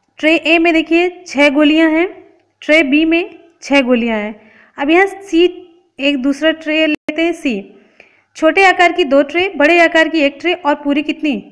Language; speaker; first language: Hindi; native; Hindi